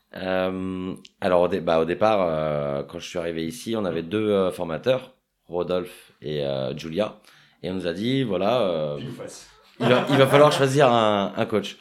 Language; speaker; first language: French; native; French